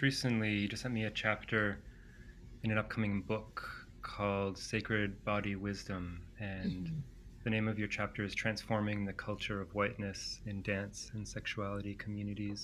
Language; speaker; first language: English; non-native, fluent; Greek